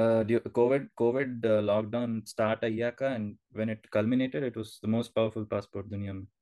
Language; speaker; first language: English; non-native, local second language; Telugu